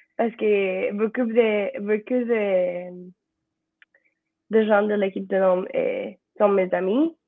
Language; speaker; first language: French; non-native, learner; Spanish